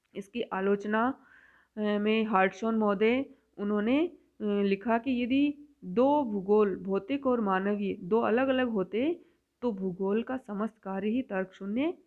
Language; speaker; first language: Hindi; native; Hindi